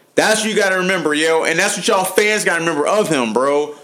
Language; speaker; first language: English; native; English